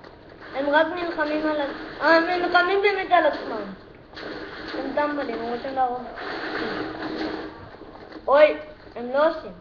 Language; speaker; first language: Hebrew; early bilingual, other home language; Russian